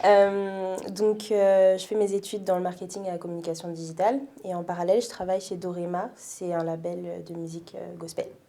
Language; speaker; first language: French; native; French